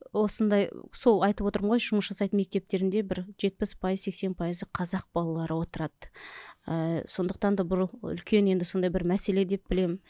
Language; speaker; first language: Kazakh; native; Kazakh